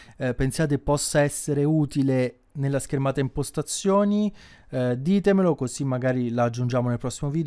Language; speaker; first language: Italian; native; Italian